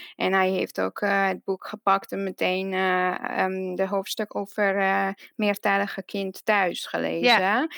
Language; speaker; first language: Dutch; non-native, fluent; Hungarian